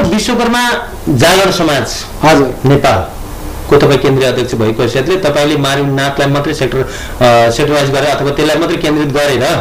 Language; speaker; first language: Nepali; native; Nepali